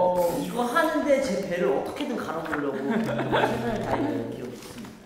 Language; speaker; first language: Korean; native; Korean